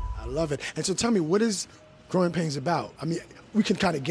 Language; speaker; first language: English; native; English